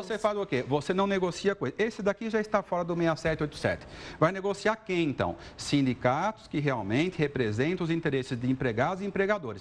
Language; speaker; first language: Portuguese; native; Portuguese